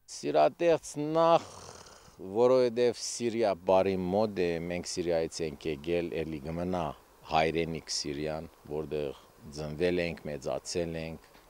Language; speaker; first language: Armenian; early bilingual, heritage; Armenian